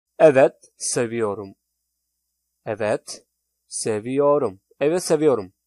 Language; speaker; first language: Turkish; non-native, fluent; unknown